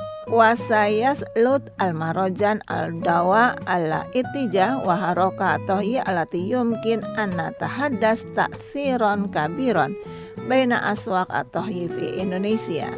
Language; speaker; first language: Arabic; non-native, fluent; Indonesian